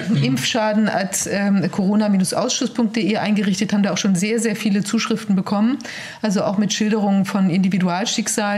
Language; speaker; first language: German; native; German